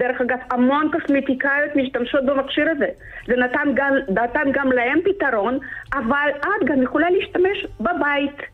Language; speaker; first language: Hebrew; non-native, fluent; Russian